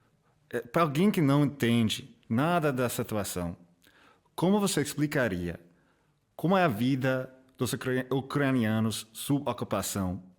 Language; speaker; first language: Portuguese; non-native, fluent; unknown